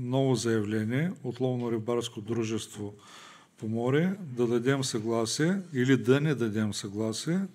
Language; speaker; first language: Bulgarian; native; Bulgarian